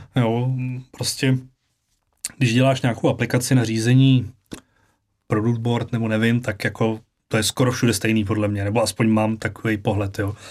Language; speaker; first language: Czech; native; Czech